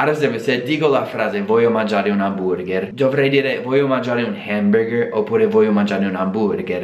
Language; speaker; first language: Italian; non-native, fluent; English